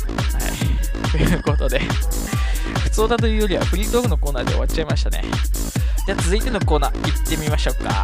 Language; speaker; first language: Japanese; native; Japanese